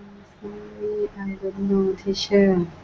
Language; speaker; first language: English; non-native, learner; Thai